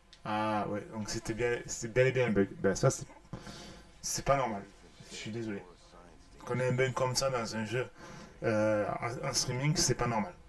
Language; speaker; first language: French; native; French